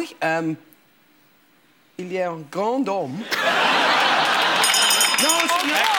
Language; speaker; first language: French; non-native, learner; English